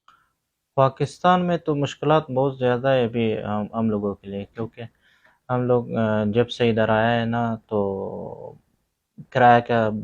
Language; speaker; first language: Hindi; non-native, learner; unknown